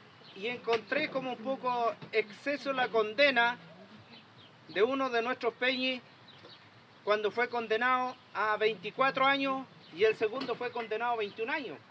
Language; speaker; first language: Spanish; native; Spanish